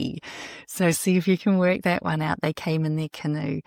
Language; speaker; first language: English; native; English